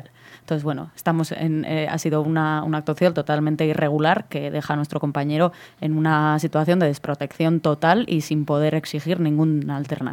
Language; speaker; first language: Spanish; native; Spanish